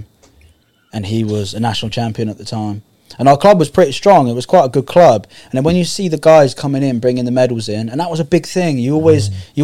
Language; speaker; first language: English; native; English